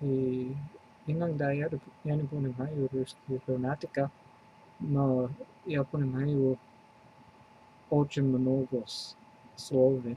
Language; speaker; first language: Russian; non-native, learner; English